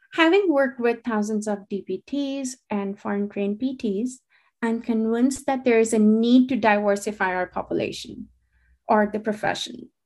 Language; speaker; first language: English; non-native, local second language; Hindi